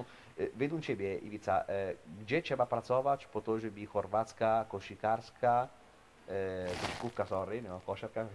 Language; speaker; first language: Polish; non-native, fluent; Italian